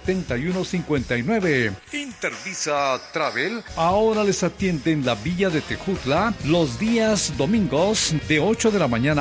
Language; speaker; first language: Spanish; native; Spanish